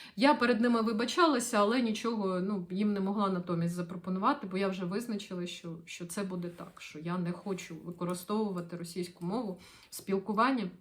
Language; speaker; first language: Ukrainian; non-native, local second language; Russian